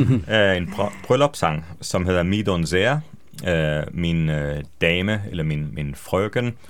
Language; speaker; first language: Danish; non-native, fluent; Hebrew